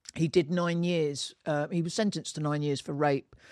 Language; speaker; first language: English; native; English